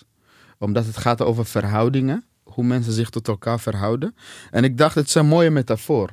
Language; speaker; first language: Dutch; non-native, fluent; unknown